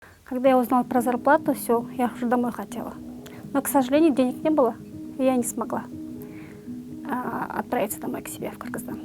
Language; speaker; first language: Russian; non-native, local second language; Kyrgyz